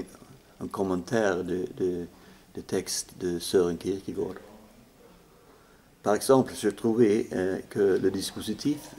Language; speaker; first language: French; non-native, fluent; Swedish